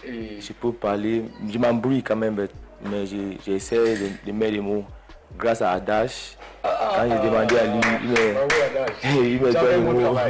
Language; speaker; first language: French; non-native, learner; English